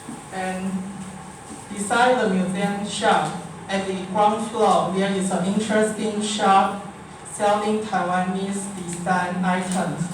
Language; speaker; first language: English; non-native, learner; Chinese